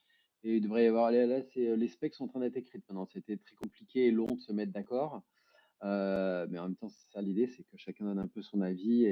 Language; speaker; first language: French; native; French